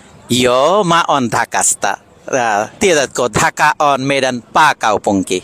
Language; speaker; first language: Finnish; non-native, fluent; Bangla